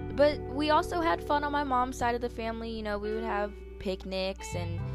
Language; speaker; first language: English; native; English